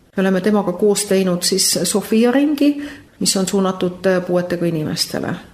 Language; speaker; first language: Estonian; native; Estonian